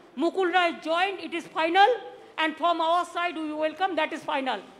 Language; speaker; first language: English; non-native, local second language; Bangla